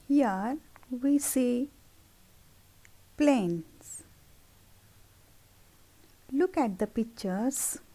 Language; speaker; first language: English; non-native, local second language; Marathi